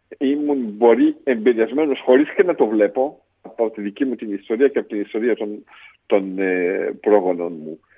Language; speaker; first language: Greek; early bilingual, heritage; Greek